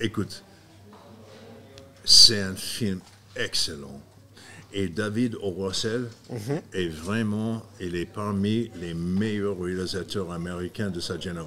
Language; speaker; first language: French; non-native, fluent; English